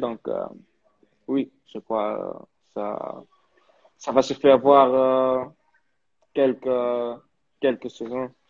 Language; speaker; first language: French; early bilingual, heritage; French